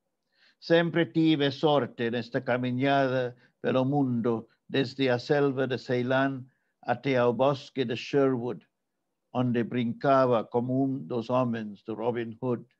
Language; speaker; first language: Portuguese; non-native, fluent; English